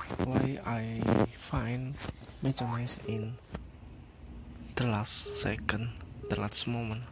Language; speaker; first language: English; non-native, learner; Indonesian